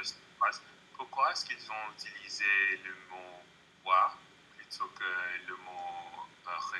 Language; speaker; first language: French; non-native, learner; English